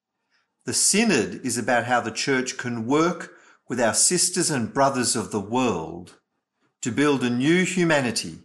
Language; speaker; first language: English; native; English